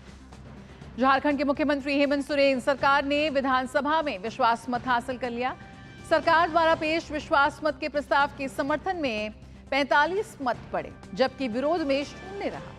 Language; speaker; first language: Hindi; native; Hindi